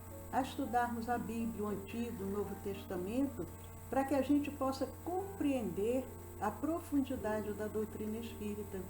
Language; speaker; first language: Portuguese; native; Portuguese